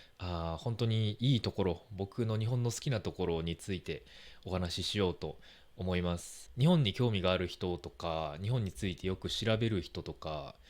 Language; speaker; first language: Japanese; native; Japanese